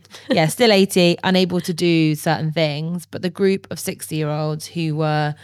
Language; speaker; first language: English; native; English